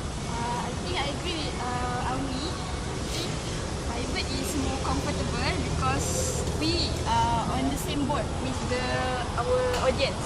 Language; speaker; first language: English; non-native, learner; Malay